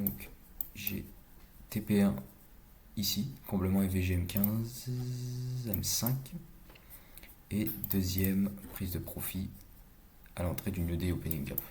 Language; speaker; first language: French; native; French